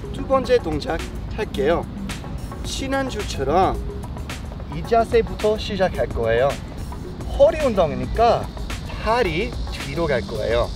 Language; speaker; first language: Korean; non-native, fluent; English